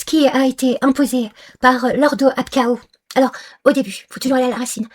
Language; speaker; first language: French; non-native, local second language; Arabic